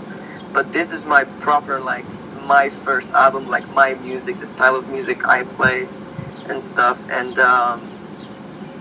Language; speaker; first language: English; early bilingual, other home language; Slovak